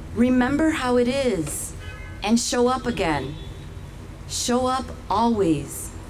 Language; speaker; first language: English; early bilingual, other home language; Spanish